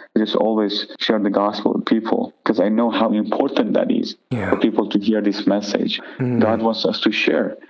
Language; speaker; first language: English; non-native, fluent; Persian